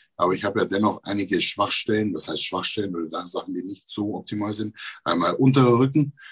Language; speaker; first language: German; native; German